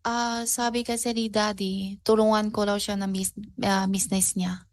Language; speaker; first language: Filipino; non-native, learner; Chinese